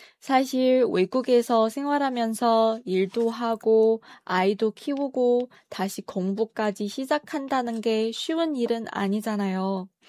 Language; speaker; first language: Korean; non-native, fluent; Chinese